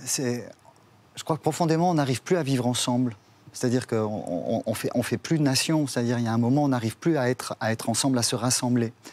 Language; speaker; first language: French; native; French